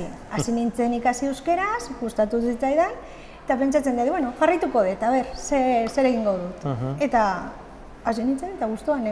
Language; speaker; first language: Basque; non-native, local second language; Spanish